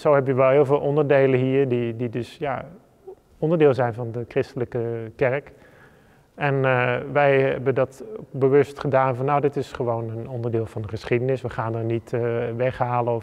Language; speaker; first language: Dutch; native; Dutch